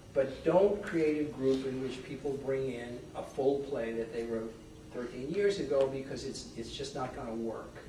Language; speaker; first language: English; native; English